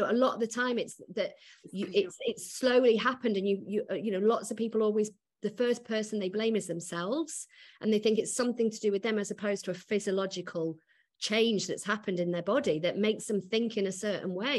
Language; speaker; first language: English; native; English